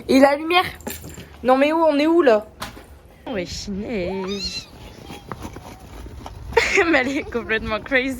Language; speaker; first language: French; native; French